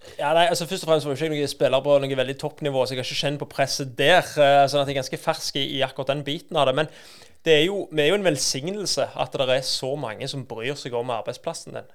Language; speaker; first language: Norwegian; native; Norwegian